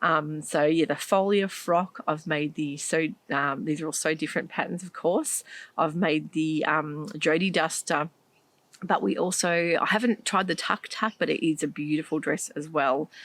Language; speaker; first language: English; native; English